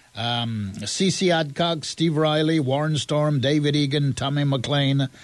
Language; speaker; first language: English; early bilingual, other home language; French